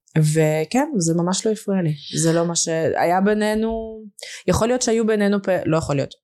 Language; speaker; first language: Hebrew; early bilingual, other home language; Russian